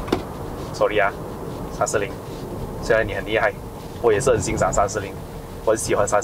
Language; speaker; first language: Chinese; native; Chinese